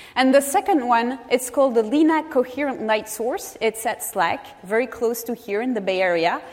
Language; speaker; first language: English; non-native, fluent; French